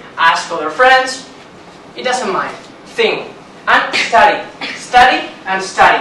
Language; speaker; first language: English; non-native, learner; Spanish